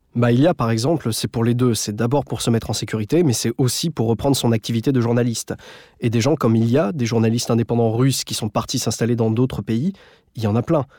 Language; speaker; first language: French; native; French